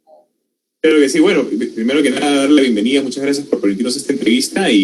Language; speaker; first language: Spanish; native; Spanish